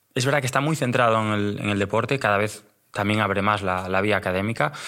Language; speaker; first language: Spanish; native; Spanish